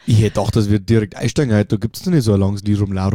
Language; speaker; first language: German; native; German